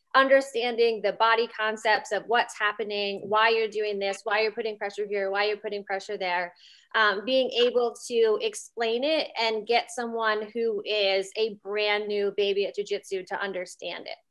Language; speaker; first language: English; native; English